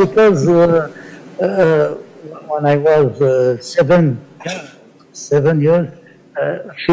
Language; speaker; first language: English; non-native, learner; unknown